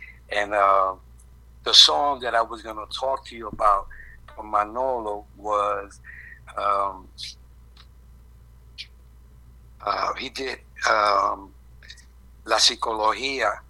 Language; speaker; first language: English; native; English